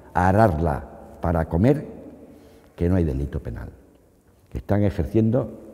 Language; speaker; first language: Spanish; native; Spanish